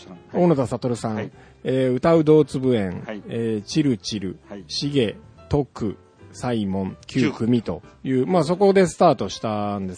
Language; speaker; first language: Japanese; native; Japanese